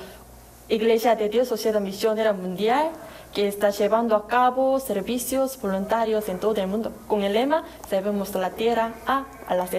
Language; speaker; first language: Spanish; non-native, learner; Korean